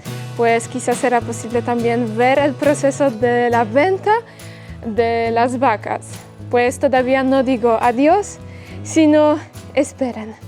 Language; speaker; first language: Spanish; non-native, fluent; Polish